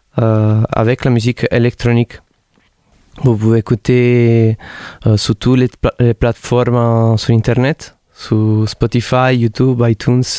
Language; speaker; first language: French; non-native, learner; Italian